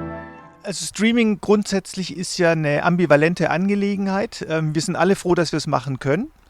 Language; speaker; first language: German; native; German